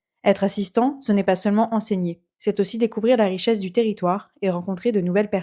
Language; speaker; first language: French; native; French